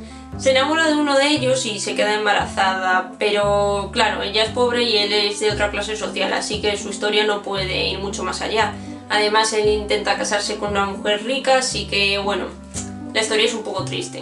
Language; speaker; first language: Spanish; native; Spanish